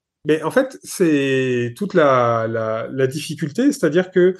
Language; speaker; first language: French; native; French